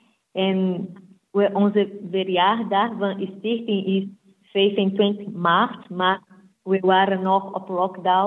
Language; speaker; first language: Dutch; non-native, fluent; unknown